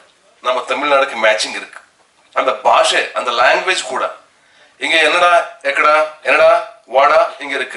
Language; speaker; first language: Tamil; non-native, learner; Kannada